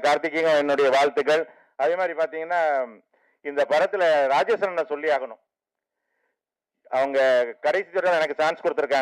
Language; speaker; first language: Tamil; native; Tamil